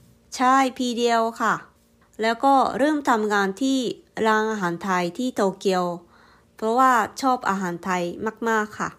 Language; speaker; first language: Thai; non-native, fluent; Japanese